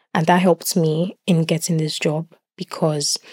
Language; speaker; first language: English; non-native, local second language; Yoruba